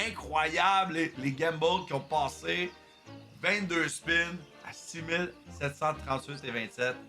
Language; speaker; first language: French; native; French